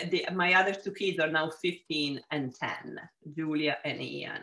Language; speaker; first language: English; non-native, fluent; Italian